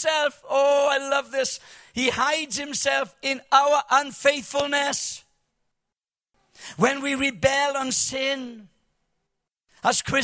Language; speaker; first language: English; native; English